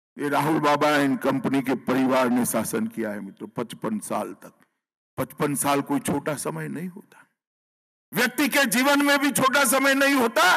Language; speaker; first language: Hindi; non-native, local second language; Gujarati